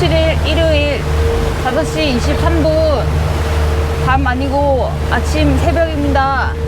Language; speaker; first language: Korean; native; Korean